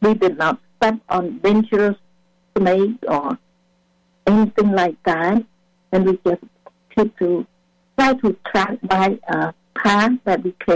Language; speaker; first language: English; non-native, fluent; Khmer